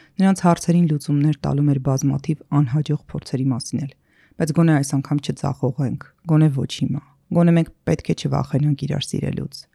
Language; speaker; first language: Armenian; native; Armenian